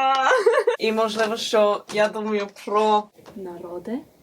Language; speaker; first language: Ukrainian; early bilingual, heritage; English